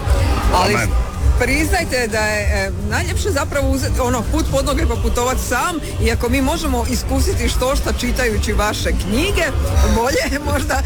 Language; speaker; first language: Serbian; native; Serbian